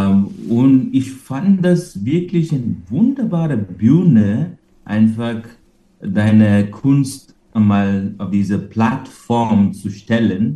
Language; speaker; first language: German; non-native, fluent; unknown